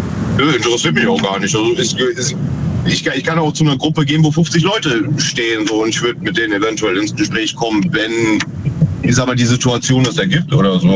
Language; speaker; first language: German; native; German